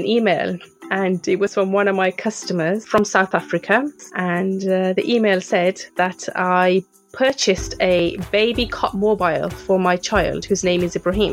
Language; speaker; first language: English; native; English